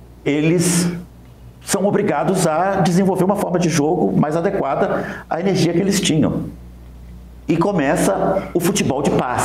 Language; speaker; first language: Portuguese; native; Portuguese